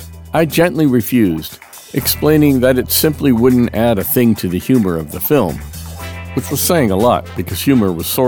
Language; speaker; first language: English; native; English